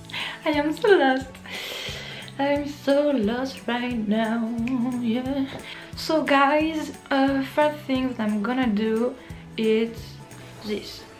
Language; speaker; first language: English; non-native, learner; French